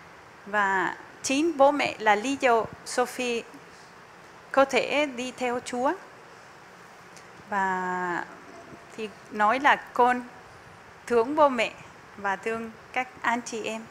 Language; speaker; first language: Vietnamese; non-native, fluent; Spanish